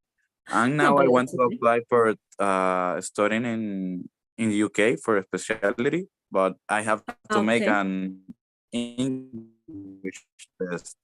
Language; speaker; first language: English; non-native, learner; Spanish